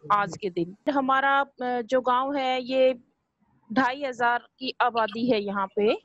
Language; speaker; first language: Hindi; native; Hindi